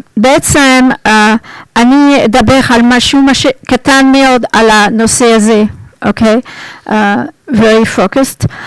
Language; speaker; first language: Hebrew; non-native, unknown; French